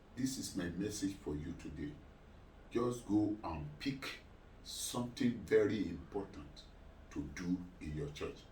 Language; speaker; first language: English; non-native, local second language; Yoruba